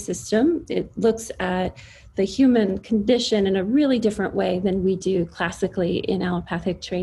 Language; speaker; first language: English; native; English